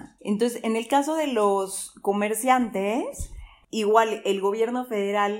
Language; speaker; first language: Spanish; native; Spanish